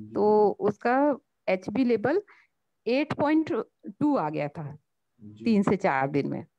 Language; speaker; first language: Hindi; native; Hindi